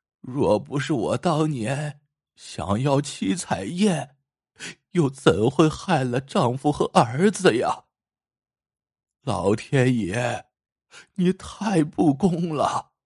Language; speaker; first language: Chinese; native; Chinese